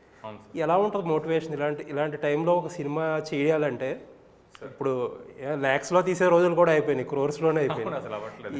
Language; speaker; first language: Telugu; native; Telugu